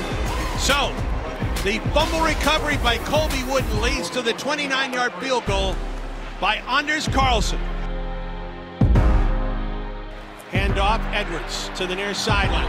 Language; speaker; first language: English; native; English